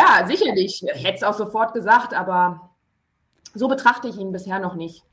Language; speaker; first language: German; native; German